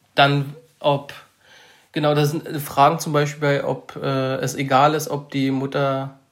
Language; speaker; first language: German; native; German